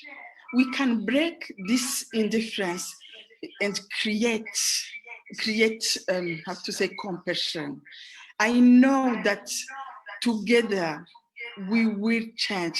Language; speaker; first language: English; non-native, fluent; Rundi